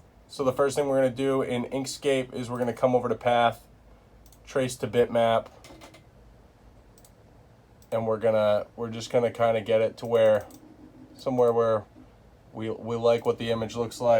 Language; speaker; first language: English; native; English